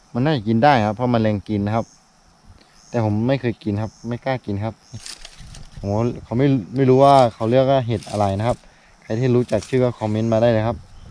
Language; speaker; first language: Thai; non-native, local second language; Karen languages